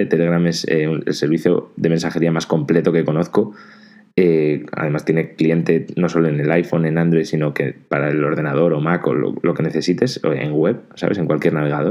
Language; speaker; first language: Spanish; native; Spanish